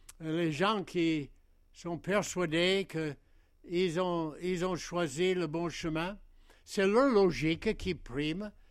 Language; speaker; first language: French; non-native, fluent; English